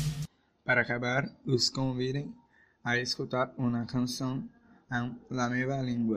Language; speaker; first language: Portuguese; early bilingual, heritage; Portuguese